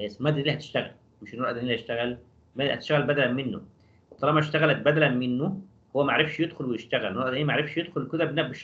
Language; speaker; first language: Arabic; native; Arabic